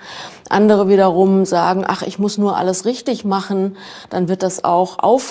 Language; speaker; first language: German; native; German